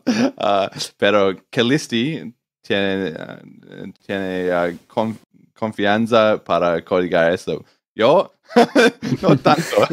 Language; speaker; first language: Spanish; non-native, learner; English